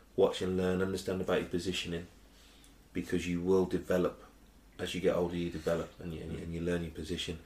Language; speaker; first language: English; early bilingual, other home language; Yoruba